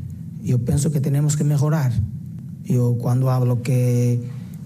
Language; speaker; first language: Spanish; non-native, fluent; Portuguese